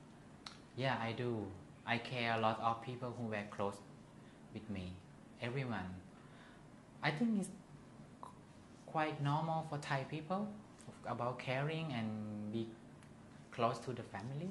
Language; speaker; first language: English; non-native, learner; Thai